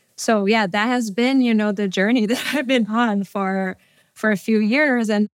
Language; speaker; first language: English; non-native, fluent; Portuguese